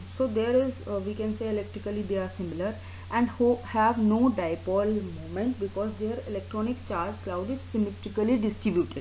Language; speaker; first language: English; non-native, local second language; Hindi